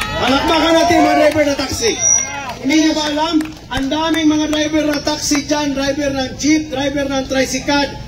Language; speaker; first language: Filipino; non-native, local second language; Cebuano